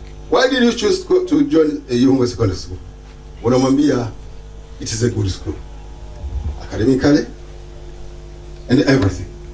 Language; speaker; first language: English; non-native, local second language; Swahili